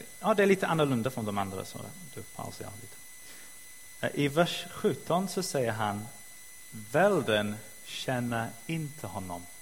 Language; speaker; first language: Swedish; non-native, fluent; English